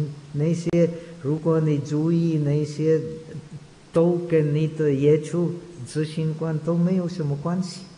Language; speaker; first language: Chinese; non-native, fluent; Czech